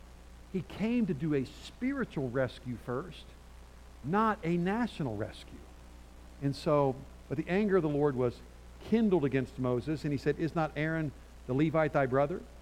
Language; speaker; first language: English; native; English